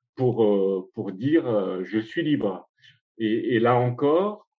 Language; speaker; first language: French; non-native, local second language; Malagasy